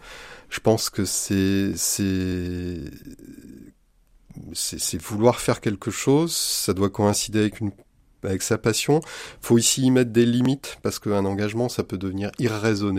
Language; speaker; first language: French; native; French